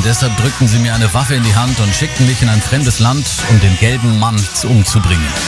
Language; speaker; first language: German; native; German